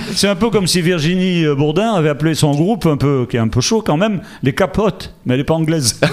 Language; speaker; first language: French; native; French